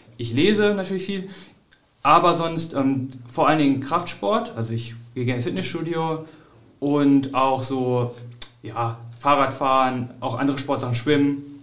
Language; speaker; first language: German; native; German